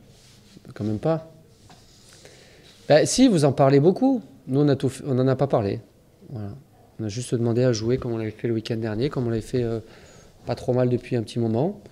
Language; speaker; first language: French; native; French